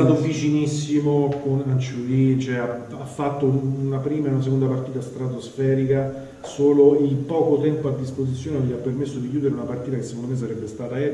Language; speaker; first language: Italian; native; Italian